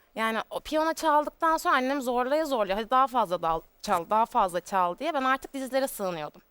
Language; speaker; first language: Turkish; native; Turkish